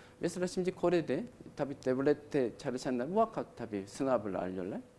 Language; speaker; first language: Turkish; non-native, learner; Korean